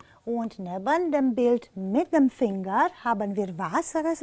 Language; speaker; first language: German; non-native, fluent; Romanian